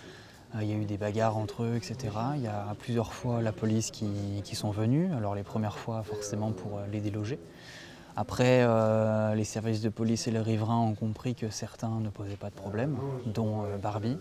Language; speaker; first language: French; native; French